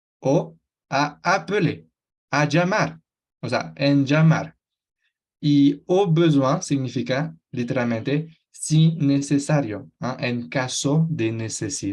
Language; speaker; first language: Spanish; non-native, fluent; French